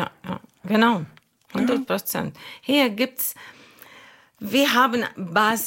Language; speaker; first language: German; non-native, learner; Arabic